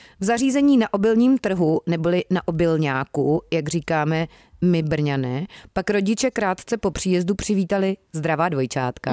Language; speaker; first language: Czech; native; Czech